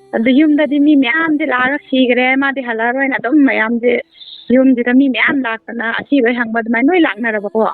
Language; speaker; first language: Manipuri; native; Manipuri